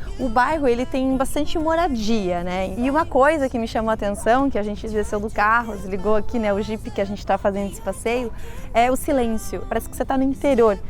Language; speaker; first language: Portuguese; native; Portuguese